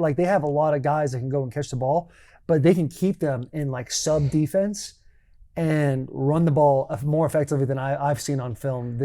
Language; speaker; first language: English; native; English